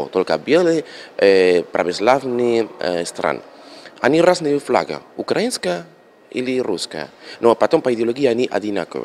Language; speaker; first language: Russian; non-native, learner; Spanish